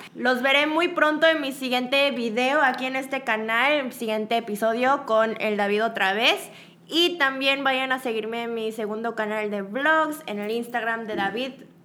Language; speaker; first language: Spanish; early bilingual, other home language; Korean